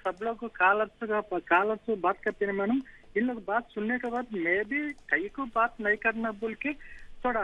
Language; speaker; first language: Hindi; native; Hindi